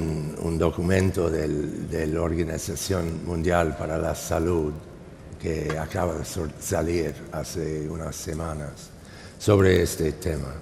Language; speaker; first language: Spanish; non-native, fluent; English